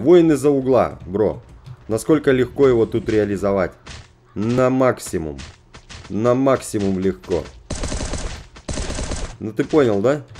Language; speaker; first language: Russian; native; Russian